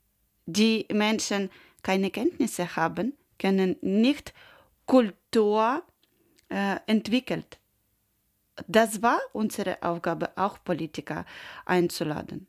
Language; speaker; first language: German; non-native, learner; Ukrainian